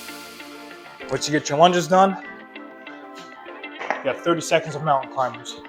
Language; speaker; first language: English; native; English